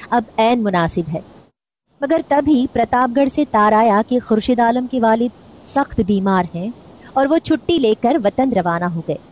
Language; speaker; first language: Urdu; non-native, local second language; Marathi